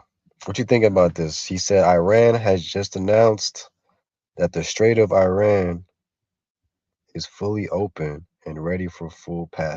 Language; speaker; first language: English; native; English